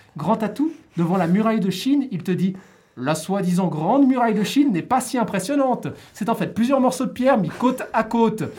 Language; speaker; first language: French; native; French